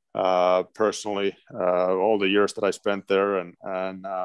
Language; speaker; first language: English; non-native, fluent; Finnish